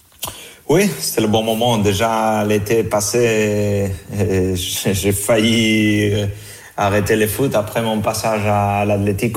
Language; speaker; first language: French; non-native, fluent; Spanish